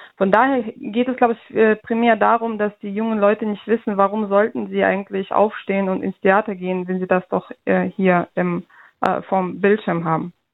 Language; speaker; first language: German; early bilingual, other home language; Russian